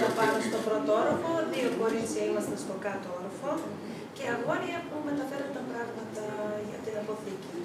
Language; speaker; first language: Greek; early bilingual, other home language; Russian